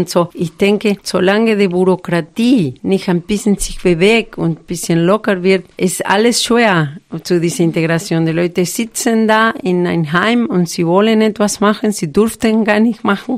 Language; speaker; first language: German; non-native, fluent; Spanish